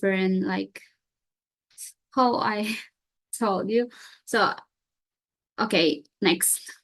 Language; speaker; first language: English; non-native, learner; Indonesian